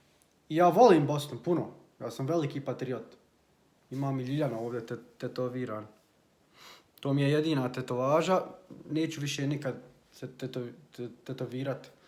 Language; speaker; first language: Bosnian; early bilingual, heritage; Bosnian